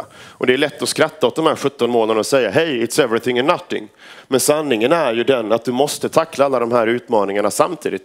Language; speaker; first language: Swedish; native; Swedish